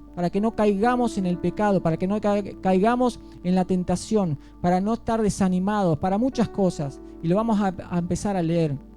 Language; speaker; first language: Spanish; native; Spanish